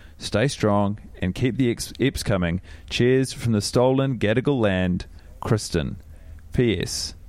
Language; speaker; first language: English; native; English